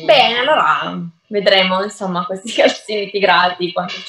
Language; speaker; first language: Italian; native; Italian